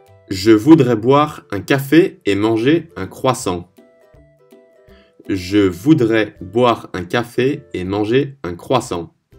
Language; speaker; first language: French; native; French